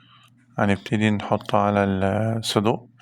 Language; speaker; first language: Arabic; native; Arabic